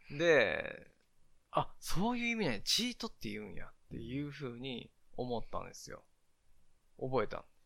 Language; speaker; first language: Japanese; native; Japanese